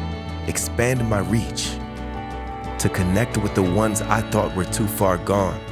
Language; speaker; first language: English; native; English